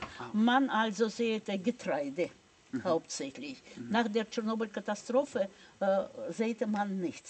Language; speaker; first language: German; non-native, fluent; Russian